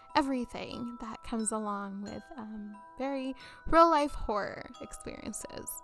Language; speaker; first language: English; early bilingual, other home language; Spanish